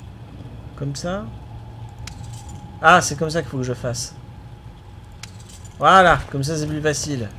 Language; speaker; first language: French; native; French